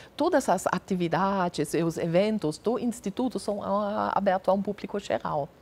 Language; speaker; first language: Portuguese; non-native, fluent; German